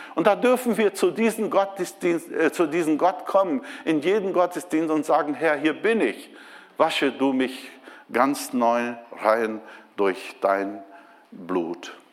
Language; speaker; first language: German; non-native, fluent; Portuguese